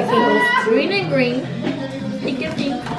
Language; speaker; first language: English; native; English